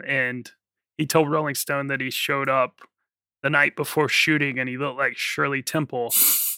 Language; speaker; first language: English; native; English